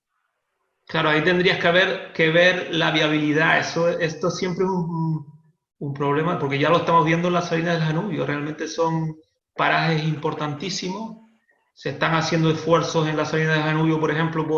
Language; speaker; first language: Spanish; native; Spanish